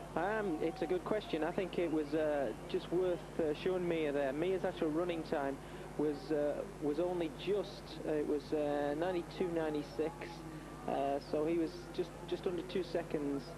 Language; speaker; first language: English; native; English